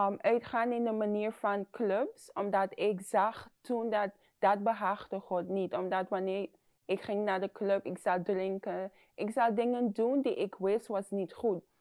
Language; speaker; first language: Dutch; non-native, fluent; English